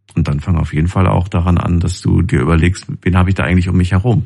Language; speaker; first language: German; native; German